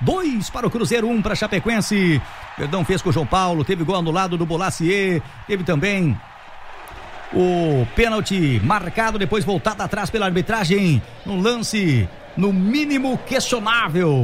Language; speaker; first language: Portuguese; native; Portuguese